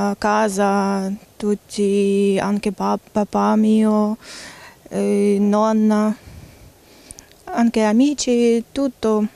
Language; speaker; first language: Italian; non-native, learner; Ukrainian